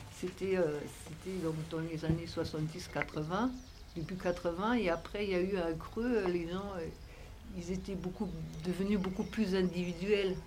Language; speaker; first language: French; non-native, fluent; German